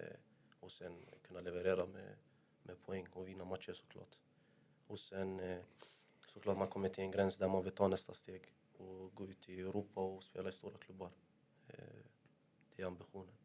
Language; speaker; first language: Swedish; early bilingual, other home language; Arabic